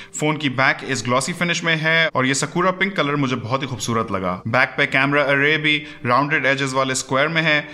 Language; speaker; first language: Urdu; native; Urdu